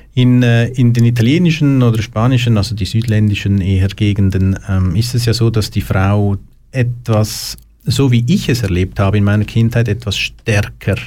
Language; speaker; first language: German; native; German